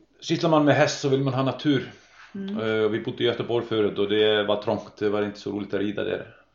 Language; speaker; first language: Swedish; non-native, fluent; Icelandic